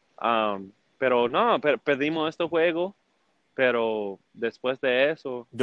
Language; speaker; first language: Spanish; early bilingual, heritage; English